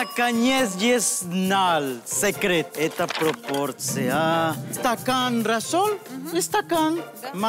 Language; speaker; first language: Russian; non-native, learner; Spanish